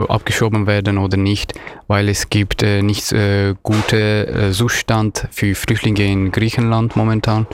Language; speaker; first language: German; non-native, learner; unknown